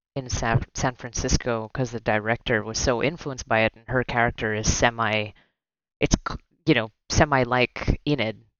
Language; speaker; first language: English; non-native, local second language; Filipino